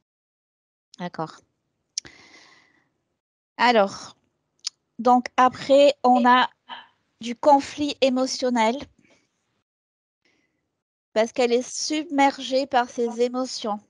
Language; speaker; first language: French; native; French